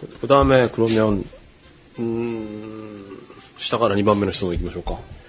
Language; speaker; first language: Korean; non-native, fluent; Japanese